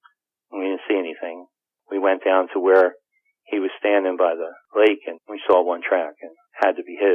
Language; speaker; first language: English; native; English